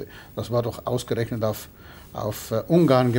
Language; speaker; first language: German; native; German